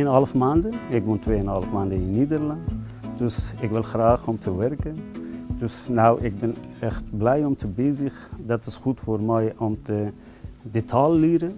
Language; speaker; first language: Dutch; non-native, learner; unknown